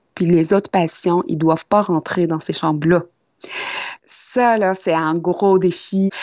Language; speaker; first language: French; non-native, local second language; Arabic